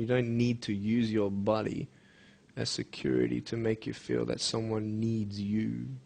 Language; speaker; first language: English; native; English